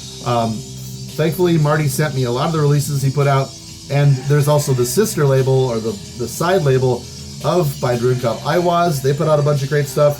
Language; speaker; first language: English; native; English